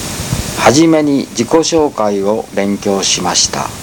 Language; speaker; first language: Japanese; non-native, learner; Spanish